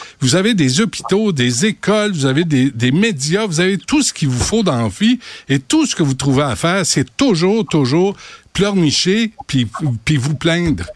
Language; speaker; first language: French; native; French